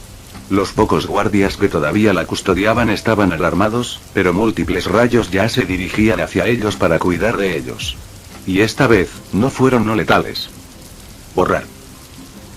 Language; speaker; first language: Spanish; native; Spanish